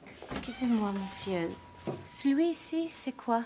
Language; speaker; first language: French; non-native, fluent; English